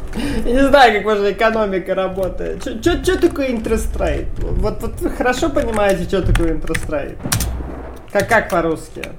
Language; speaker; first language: Russian; non-native, fluent; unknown